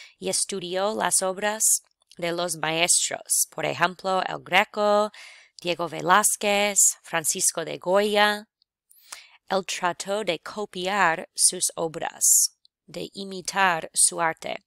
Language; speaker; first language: Spanish; non-native, fluent; English